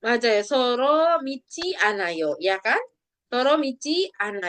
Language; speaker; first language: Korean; non-native, fluent; Indonesian